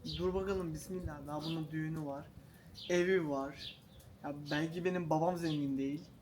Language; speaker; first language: Turkish; native; Turkish